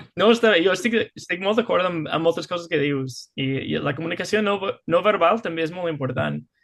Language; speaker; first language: Catalan; non-native, fluent; English